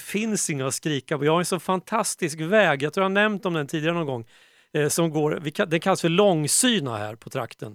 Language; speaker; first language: Swedish; native; Swedish